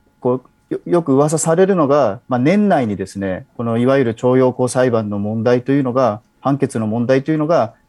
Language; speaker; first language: Japanese; native; Japanese